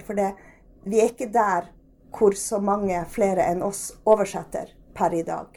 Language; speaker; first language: Norwegian; native; Norwegian